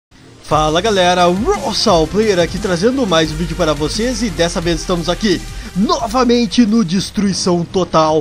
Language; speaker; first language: Portuguese; native; Portuguese